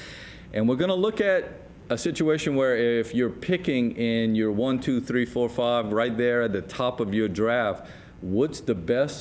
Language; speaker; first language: English; native; English